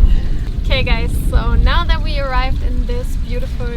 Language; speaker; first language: English; non-native, fluent; German